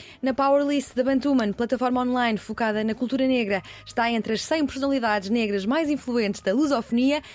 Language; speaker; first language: Portuguese; native; Portuguese